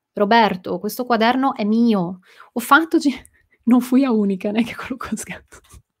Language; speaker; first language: Portuguese; non-native, fluent; Italian